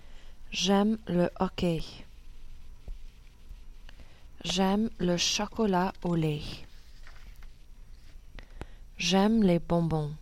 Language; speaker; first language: French; non-native, learner; English